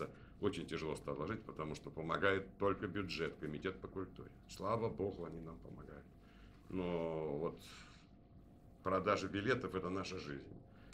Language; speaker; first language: Russian; native; Russian